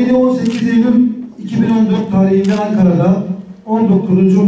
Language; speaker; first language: Turkish; native; Turkish